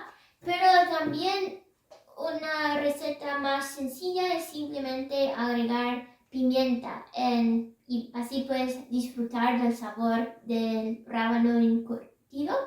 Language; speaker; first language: Spanish; non-native, fluent; English